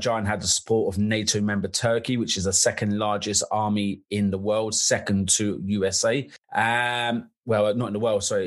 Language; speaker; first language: English; native; English